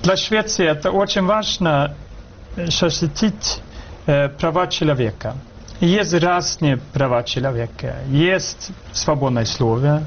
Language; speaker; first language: Ukrainian; non-native, learner; Swedish